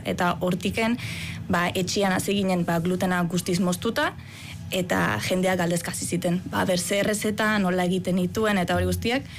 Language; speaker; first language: Basque; native; Basque